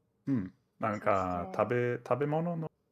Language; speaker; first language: Japanese; non-native, fluent; Danish